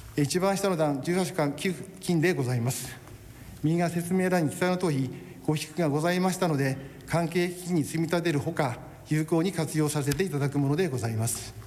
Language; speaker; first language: Japanese; native; Japanese